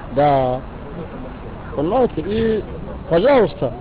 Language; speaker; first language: Russian; non-native, learner; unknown